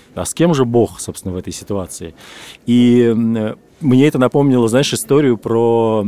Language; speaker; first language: Russian; native; Russian